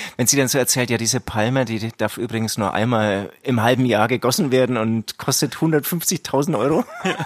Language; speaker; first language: German; early bilingual, other home language; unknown